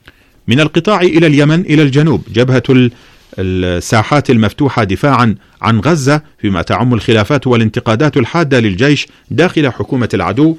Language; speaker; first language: Arabic; native; Arabic